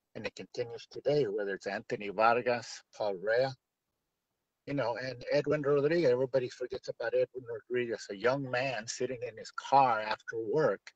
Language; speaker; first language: English; native; English